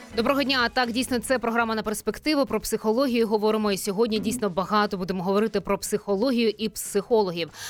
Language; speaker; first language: Ukrainian; native; Ukrainian